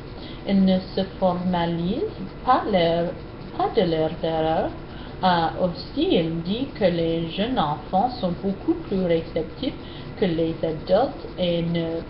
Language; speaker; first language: French; non-native, learner; English